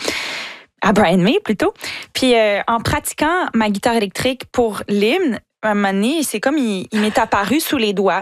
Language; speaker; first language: French; native; French